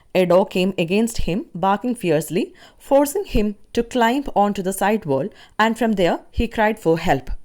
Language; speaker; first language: English; non-native, local second language; Malayalam